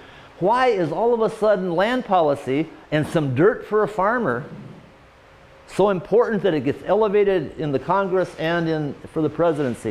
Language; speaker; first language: English; native; English